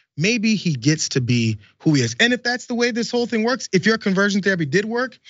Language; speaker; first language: English; native; English